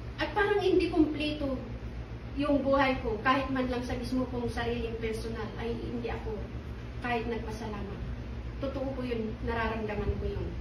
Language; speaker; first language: Filipino; non-native, local second language; Iloko